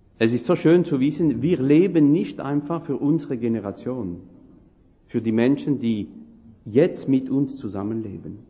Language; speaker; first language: German; non-native, fluent; French